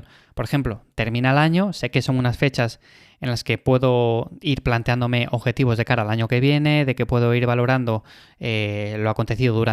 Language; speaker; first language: Spanish; native; Spanish